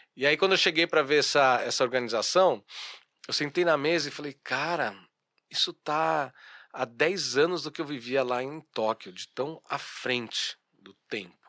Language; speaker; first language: Portuguese; native; Portuguese